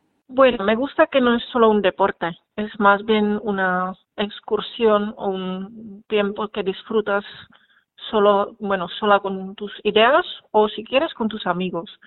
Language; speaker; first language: Spanish; non-native, fluent; Czech